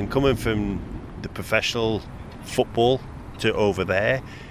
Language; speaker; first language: English; native; English